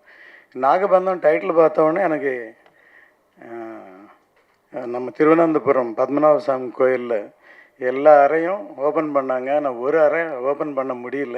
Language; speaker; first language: Tamil; native; Tamil